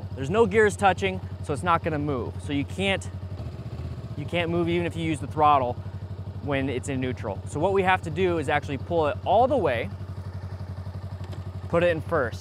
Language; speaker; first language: English; native; English